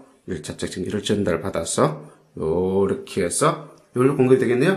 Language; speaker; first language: Korean; native; Korean